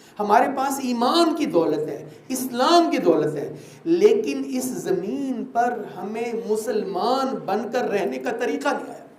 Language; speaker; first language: Urdu; non-native, local second language; Punjabi